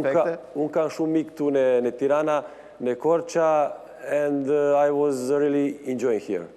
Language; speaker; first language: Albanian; non-native, learner; Serbian